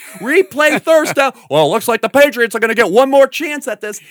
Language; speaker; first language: English; native; English